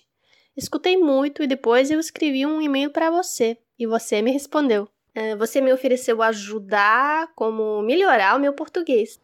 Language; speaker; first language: Portuguese; non-native, fluent; Russian